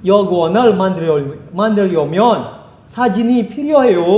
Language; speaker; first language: Korean; non-native, fluent; Indonesian